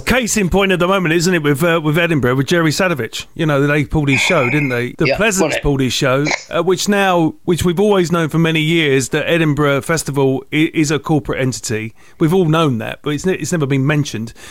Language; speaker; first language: English; native; English